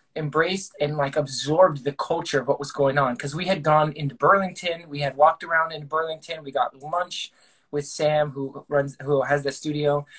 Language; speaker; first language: English; native; English